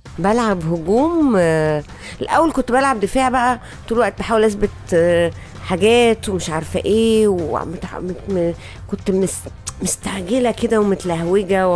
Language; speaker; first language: Arabic; native; Arabic